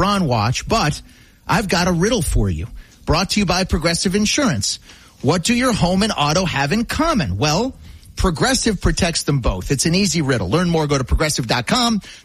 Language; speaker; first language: English; native; English